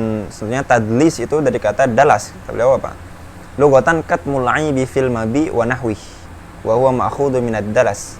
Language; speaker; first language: Indonesian; native; Indonesian